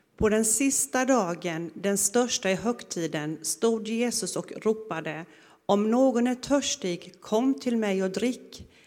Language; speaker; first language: Swedish; native; Swedish